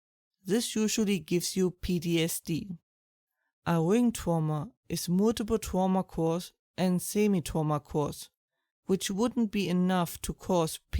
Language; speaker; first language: English; non-native, fluent; German